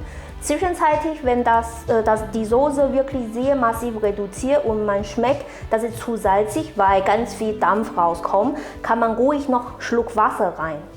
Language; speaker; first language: German; non-native, fluent; Chinese